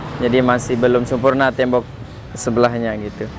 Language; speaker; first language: Indonesian; native; Indonesian